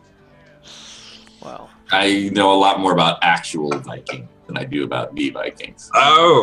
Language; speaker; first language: English; native; English